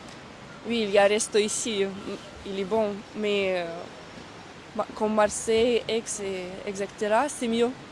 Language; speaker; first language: French; non-native, fluent; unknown